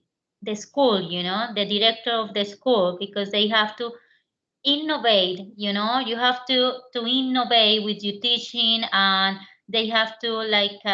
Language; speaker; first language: English; non-native, learner; Spanish